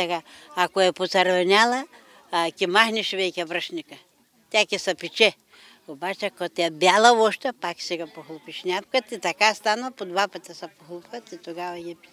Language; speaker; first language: Bulgarian; native; Bulgarian